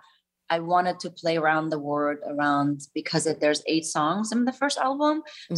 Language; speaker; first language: English; non-native, fluent; German